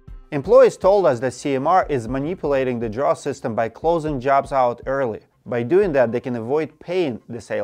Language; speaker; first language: English; non-native, fluent; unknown